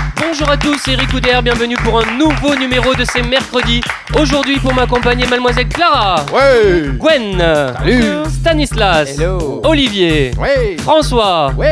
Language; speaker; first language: French; native; French